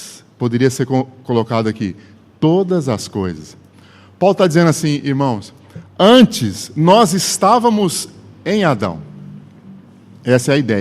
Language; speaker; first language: Portuguese; native; Portuguese